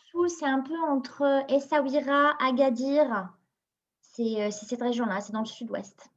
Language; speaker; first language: French; non-native, local second language; Arabic